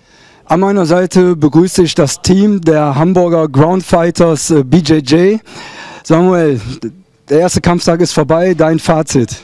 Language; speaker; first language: German; native; German